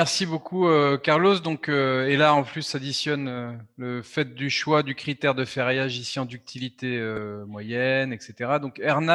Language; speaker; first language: French; native; French